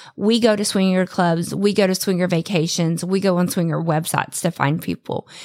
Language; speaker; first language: English; native; English